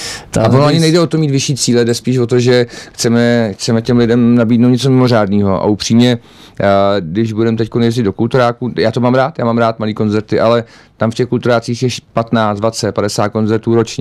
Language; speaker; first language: Czech; native; Czech